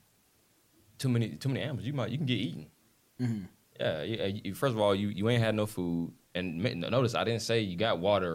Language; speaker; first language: English; native; English